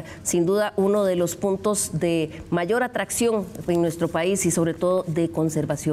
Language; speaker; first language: Spanish; native; Spanish